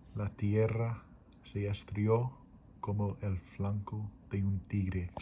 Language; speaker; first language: Spanish; non-native, fluent; English